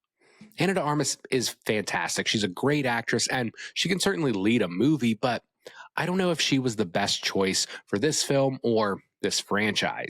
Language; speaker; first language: English; native; English